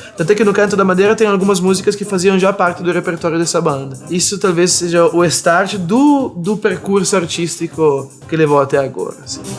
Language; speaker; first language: Portuguese; non-native, fluent; Italian